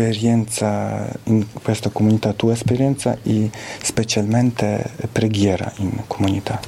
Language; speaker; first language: Italian; non-native, fluent; Ukrainian